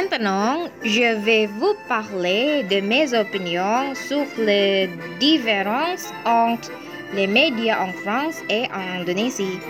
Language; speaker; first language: French; non-native, learner; Indonesian